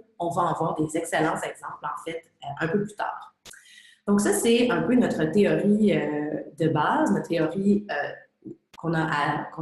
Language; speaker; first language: French; native; French